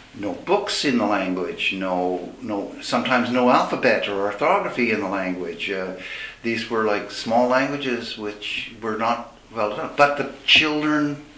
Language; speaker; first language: English; native; English